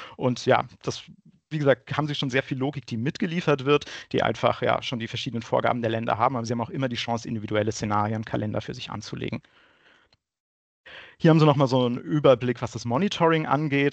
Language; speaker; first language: German; native; German